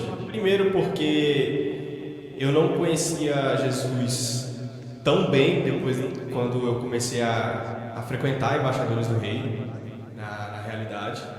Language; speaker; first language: Portuguese; native; Portuguese